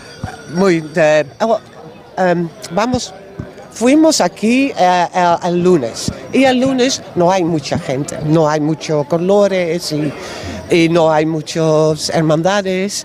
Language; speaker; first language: Spanish; non-native, learner; Dutch